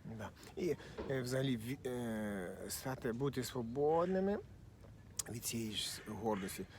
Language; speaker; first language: Ukrainian; non-native, local second language; Russian